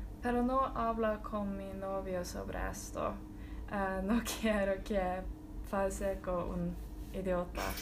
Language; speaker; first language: Spanish; non-native, learner; Norwegian